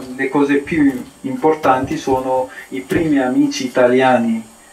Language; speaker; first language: Italian; non-native, fluent; Amharic